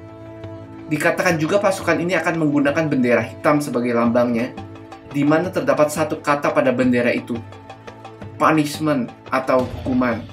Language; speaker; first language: Indonesian; native; Indonesian